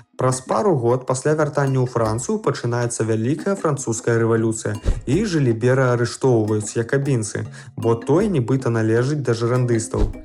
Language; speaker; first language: Belarusian; native; Belarusian